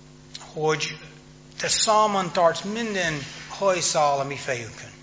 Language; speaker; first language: Hungarian; non-native, fluent; English